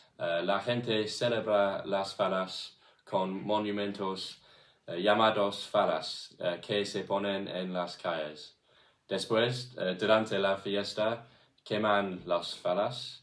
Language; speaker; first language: Spanish; non-native, learner; English